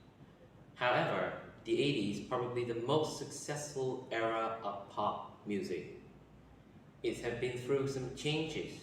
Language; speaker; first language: English; non-native, learner; Vietnamese